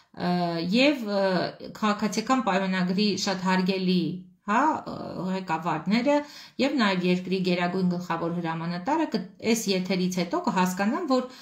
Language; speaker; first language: Armenian; native; Armenian